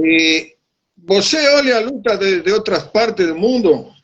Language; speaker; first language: Portuguese; non-native, learner; Spanish